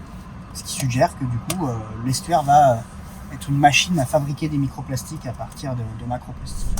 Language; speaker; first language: French; native; French